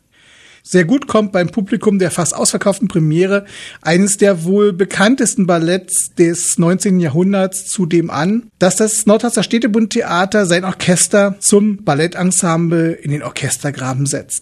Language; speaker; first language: German; native; German